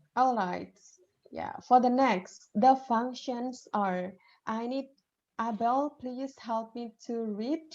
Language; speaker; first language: English; non-native, fluent; Indonesian